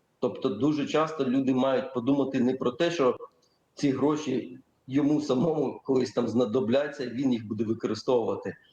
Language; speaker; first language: Ukrainian; native; Ukrainian